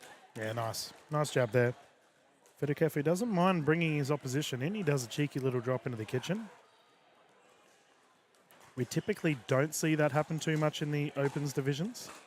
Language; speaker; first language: English; native; English